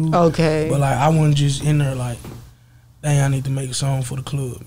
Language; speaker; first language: English; native; English